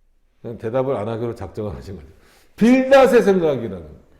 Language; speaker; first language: Korean; native; Korean